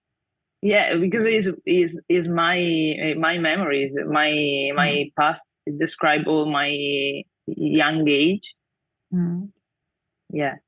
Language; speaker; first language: English; non-native, fluent; Italian